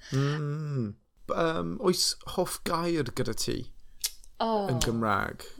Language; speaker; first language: Welsh; non-native, local second language; English